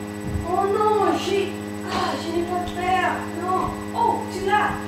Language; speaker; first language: French; non-native, learner; English